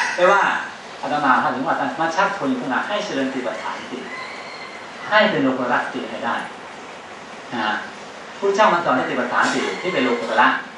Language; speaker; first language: Thai; native; Thai